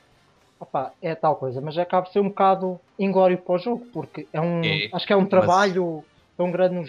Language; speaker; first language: Portuguese; native; Portuguese